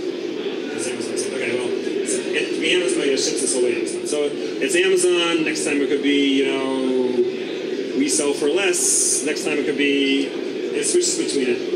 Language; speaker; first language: English; native; English